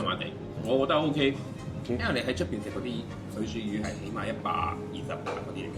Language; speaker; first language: Cantonese; non-native, fluent; Japanese